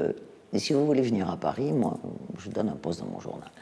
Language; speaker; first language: French; native; French